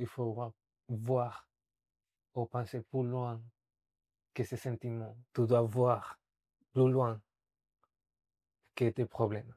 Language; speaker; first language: French; non-native, fluent; Spanish